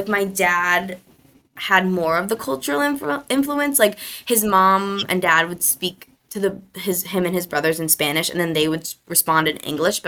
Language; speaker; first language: English; native; English